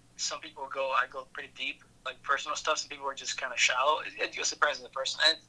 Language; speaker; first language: English; early bilingual, other home language; Spanish